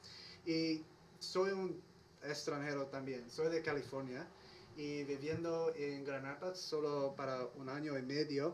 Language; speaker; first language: Spanish; non-native, learner; English